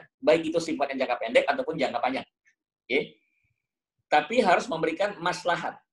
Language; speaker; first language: Indonesian; native; Indonesian